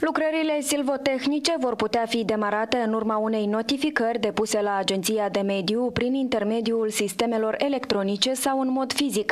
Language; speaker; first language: Romanian; native; Romanian